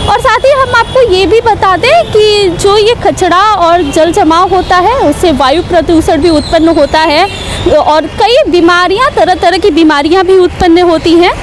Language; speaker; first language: Hindi; native; Hindi